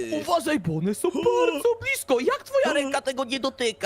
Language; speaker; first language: Polish; native; Polish